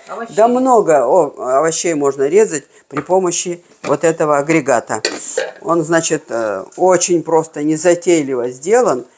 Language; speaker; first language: Russian; native; Russian